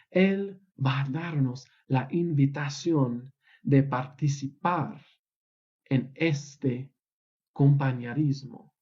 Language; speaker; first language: Spanish; non-native, fluent; English